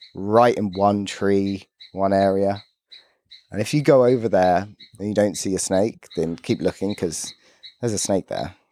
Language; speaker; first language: English; native; English